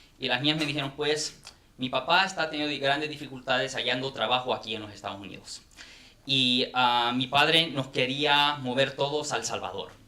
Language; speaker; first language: Spanish; non-native, fluent; English